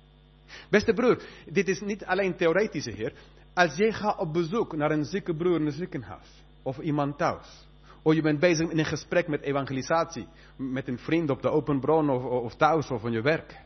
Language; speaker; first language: Dutch; non-native, fluent; English